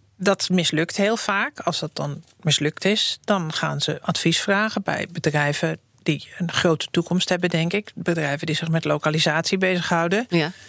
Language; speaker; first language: Dutch; native; Dutch